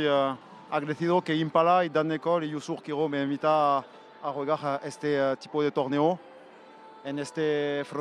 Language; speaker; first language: Spanish; non-native, fluent; French